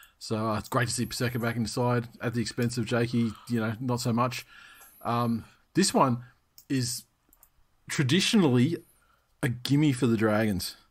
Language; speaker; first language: English; native; English